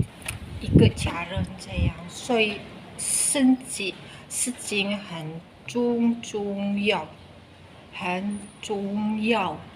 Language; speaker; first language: Chinese; early bilingual, heritage; Chinese